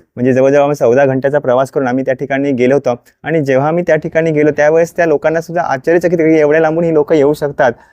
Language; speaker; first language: Marathi; native; Marathi